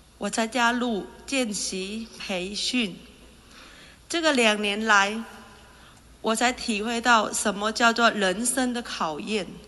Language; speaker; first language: Chinese; non-native, fluent; Vietnamese